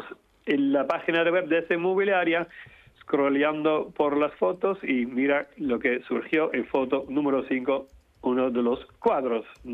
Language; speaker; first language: Spanish; non-native, fluent; Dutch